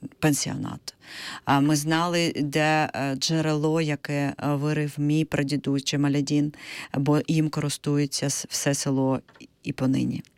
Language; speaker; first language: Ukrainian; non-native, local second language; Crimean Tatar